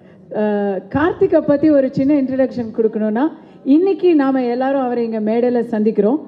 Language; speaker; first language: Tamil; native; Tamil